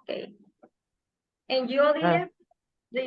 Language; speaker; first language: English; non-native, learner; Spanish